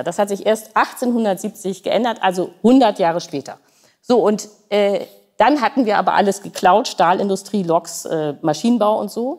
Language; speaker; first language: German; native; German